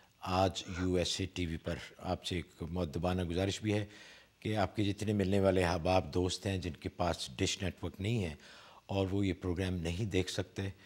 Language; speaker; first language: Urdu; native; Urdu